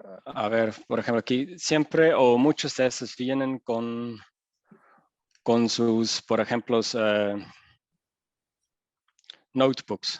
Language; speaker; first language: Spanish; non-native, fluent; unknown